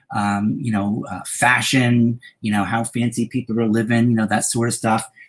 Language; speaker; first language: English; native; English